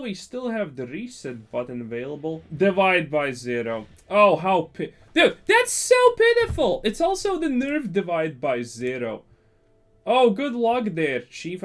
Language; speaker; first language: English; non-native, fluent; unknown